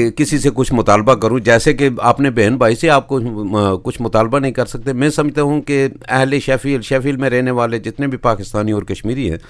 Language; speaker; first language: Urdu; non-native, local second language; Punjabi